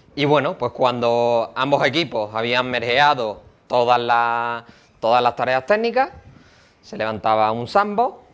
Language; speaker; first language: Spanish; native; Spanish